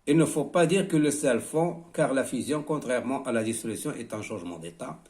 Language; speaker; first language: French; non-native, local second language; Arabic